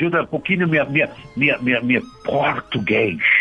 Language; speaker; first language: Portuguese; non-native, learner; German